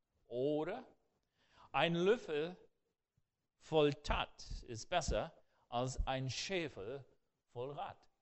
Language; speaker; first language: German; non-native, fluent; English